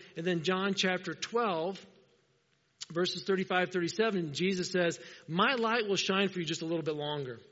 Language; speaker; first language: English; native; English